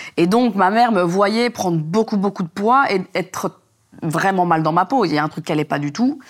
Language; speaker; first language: French; native; French